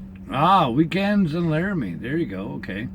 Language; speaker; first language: English; native; English